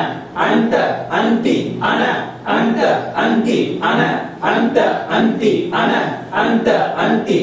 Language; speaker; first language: Arabic; non-native, fluent; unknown